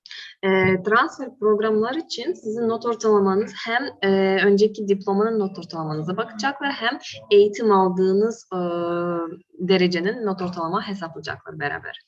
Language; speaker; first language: Turkish; non-native, fluent; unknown